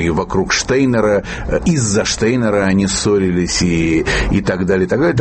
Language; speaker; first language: Russian; native; Russian